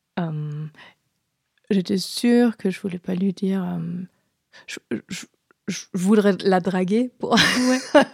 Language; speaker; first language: French; non-native, fluent; German